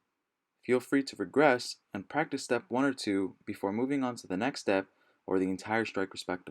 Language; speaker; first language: English; native; English